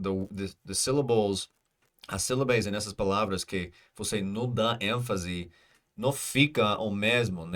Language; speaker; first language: Portuguese; non-native, learner; English